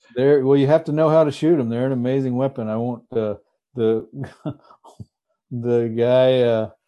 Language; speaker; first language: English; native; English